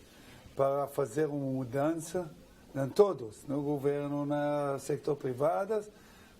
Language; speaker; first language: Portuguese; non-native, learner; Hebrew